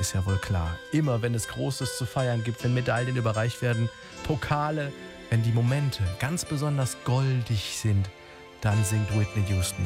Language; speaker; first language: German; native; German